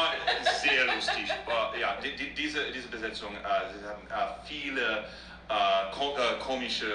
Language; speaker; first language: German; non-native, learner; English